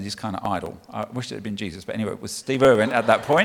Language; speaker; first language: English; native; English